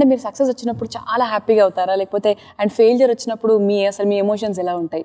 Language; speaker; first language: Telugu; native; Telugu